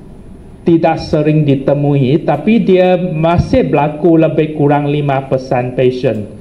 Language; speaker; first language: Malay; non-native, local second language; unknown